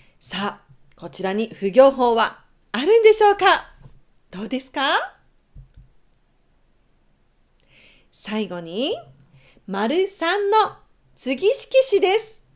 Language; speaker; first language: Japanese; native; Japanese